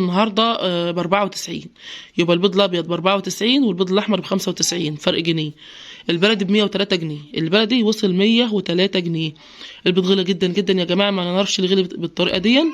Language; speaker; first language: Arabic; native; Arabic